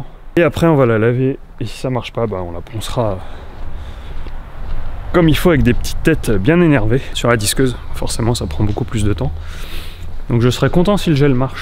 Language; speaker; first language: French; native; French